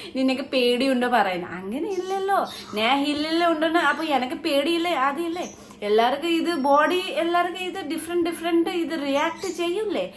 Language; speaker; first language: Malayalam; native; Malayalam